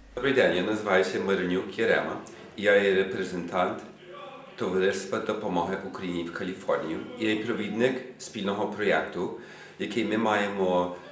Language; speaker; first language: Ukrainian; non-native, fluent; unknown